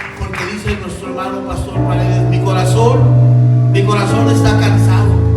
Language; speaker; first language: Spanish; native; Spanish